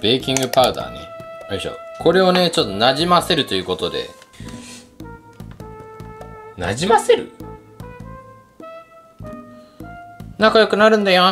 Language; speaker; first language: Japanese; native; Japanese